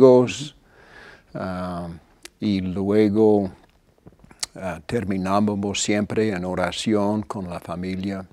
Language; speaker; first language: Spanish; non-native, fluent; English